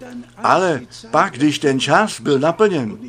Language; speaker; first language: Czech; non-native, fluent; German